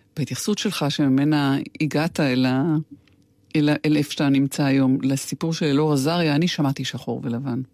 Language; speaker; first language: Hebrew; native; Hebrew